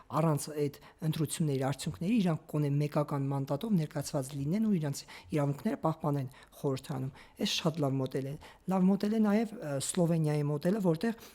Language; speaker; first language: Armenian; native; Armenian